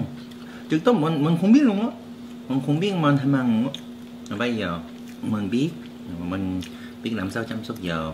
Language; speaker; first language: Vietnamese; non-native, learner; Korean